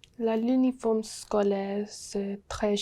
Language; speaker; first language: French; non-native, learner; English